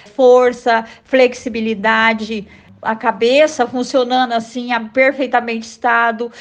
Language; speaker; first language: Portuguese; native; Portuguese